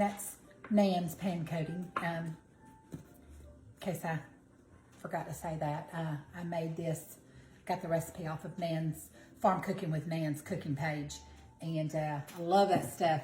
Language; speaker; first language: English; native; English